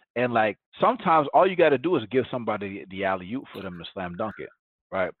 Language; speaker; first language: English; early bilingual, other home language; Spanish